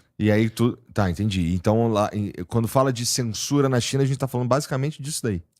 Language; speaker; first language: Portuguese; native; Portuguese